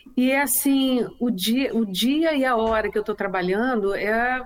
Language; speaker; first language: Portuguese; native; Portuguese